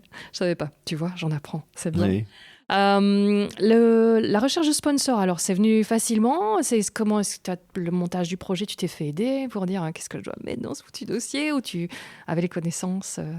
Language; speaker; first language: French; native; French